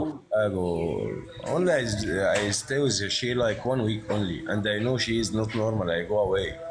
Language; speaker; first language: English; non-native, learner; Arabic